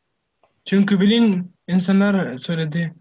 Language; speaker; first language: Turkish; non-native, learner; Arabic